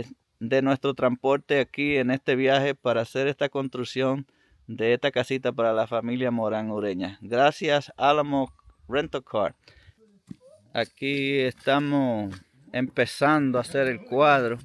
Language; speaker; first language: Spanish; native; Spanish